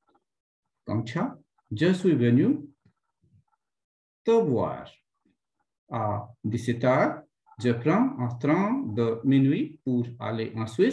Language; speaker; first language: French; non-native, fluent; Hindi